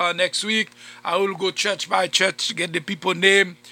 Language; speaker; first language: English; non-native, fluent; Haitian Creole